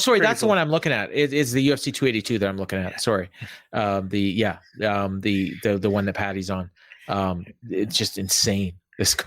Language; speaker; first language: English; native; English